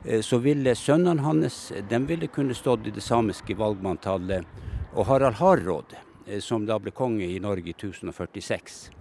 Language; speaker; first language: Norwegian; native; Norwegian